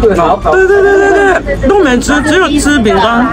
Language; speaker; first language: Chinese; non-native, learner; Japanese